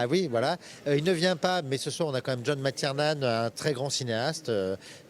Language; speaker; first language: French; native; French